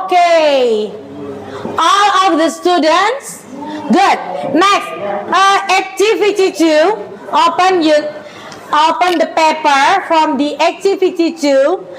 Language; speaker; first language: English; non-native, learner; Indonesian